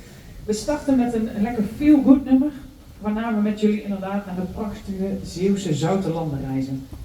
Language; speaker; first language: Dutch; native; Dutch